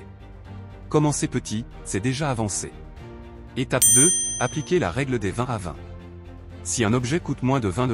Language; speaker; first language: French; native; French